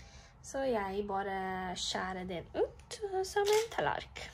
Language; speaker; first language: Norwegian; non-native, fluent; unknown